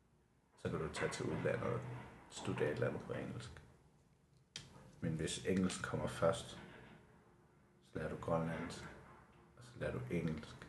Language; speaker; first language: Danish; non-native, local second language; Kalaallisut